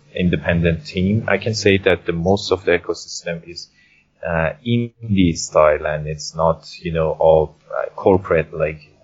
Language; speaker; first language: English; non-native, fluent; Persian